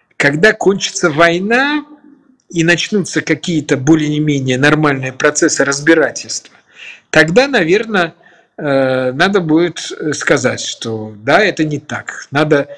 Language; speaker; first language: Russian; native; Russian